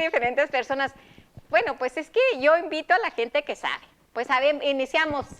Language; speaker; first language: Spanish; native; Spanish